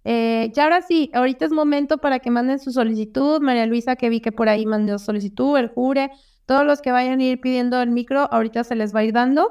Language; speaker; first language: Spanish; native; Spanish